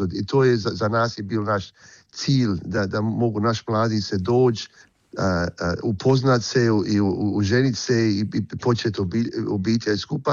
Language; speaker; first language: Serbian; early bilingual, heritage; Croatian